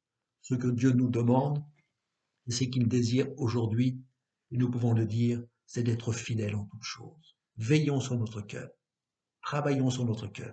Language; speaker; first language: French; native; French